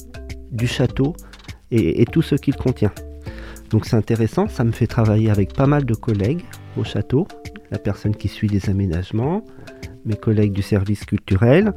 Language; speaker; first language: French; native; French